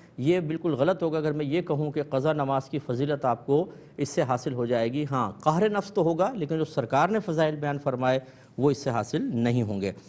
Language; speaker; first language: Urdu; native; Urdu